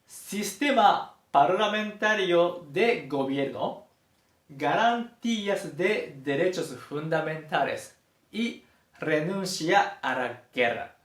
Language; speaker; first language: Spanish; non-native, fluent; Japanese